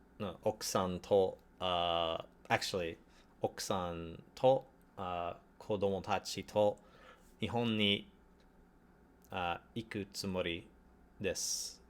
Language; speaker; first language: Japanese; non-native, learner; English